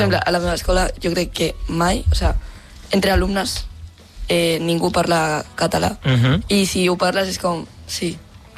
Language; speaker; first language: Catalan; non-native, local second language; Spanish